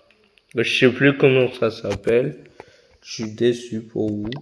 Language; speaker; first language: French; native; French